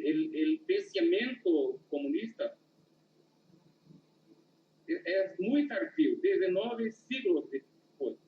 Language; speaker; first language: Spanish; non-native, learner; Portuguese